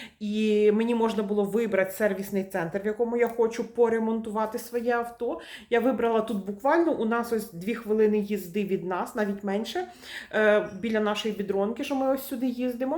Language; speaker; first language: Ukrainian; native; Ukrainian